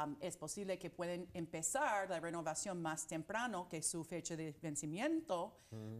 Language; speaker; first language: Spanish; non-native, fluent; English